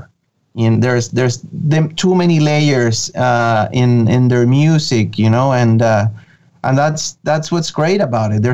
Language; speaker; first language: English; non-native, fluent; Spanish